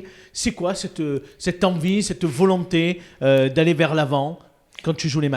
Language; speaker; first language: French; native; French